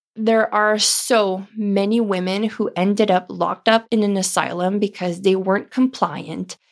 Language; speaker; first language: English; non-native, fluent; French